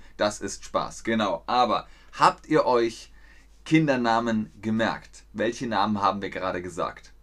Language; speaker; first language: German; native; German